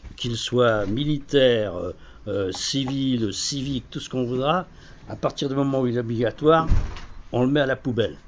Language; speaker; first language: French; native; French